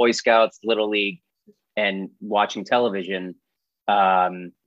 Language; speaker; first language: English; native; English